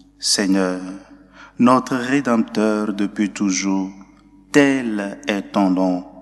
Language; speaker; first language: French; non-native, local second language; Ewe